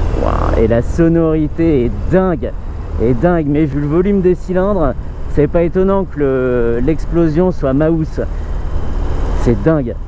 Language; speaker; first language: French; native; French